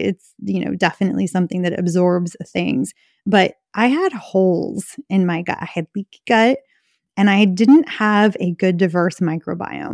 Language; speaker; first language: English; native; English